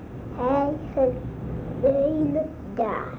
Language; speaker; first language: Dutch; early bilingual, other home language; Arabic